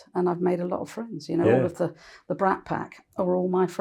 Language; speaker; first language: English; native; English